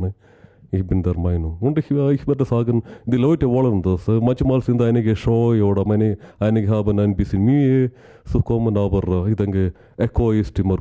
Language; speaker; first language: German; non-native, learner; Malayalam